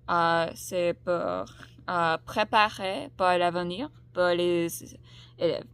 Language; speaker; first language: French; non-native, learner; English